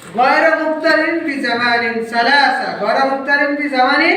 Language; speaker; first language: Arabic; non-native, fluent; Bangla